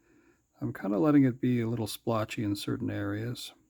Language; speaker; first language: English; native; English